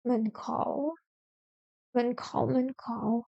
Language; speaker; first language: Chinese; non-native, learner; French